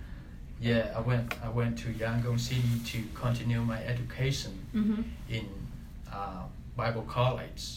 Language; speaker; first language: English; non-native, learner; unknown